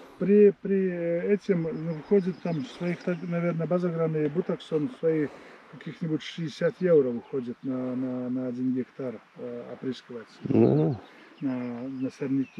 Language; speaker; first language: Russian; non-native, fluent; Latvian